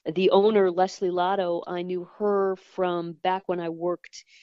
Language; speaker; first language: English; native; English